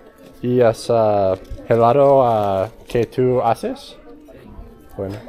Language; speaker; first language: Spanish; non-native, learner; English